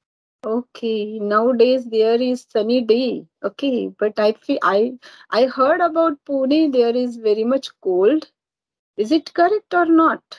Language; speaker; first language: English; non-native, learner; Marathi